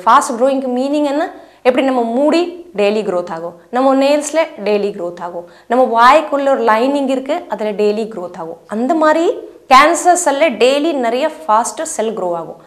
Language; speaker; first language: Tamil; non-native, fluent; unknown